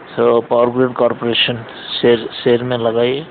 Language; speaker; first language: Hindi; non-native, local second language; Telugu